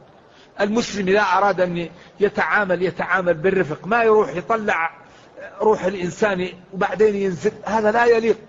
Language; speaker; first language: Arabic; native; Arabic